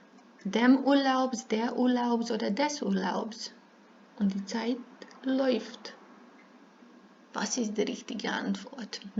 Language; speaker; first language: German; non-native, fluent; Serbian